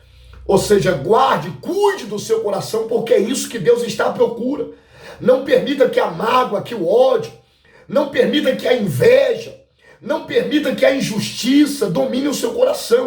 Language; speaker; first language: Portuguese; native; Portuguese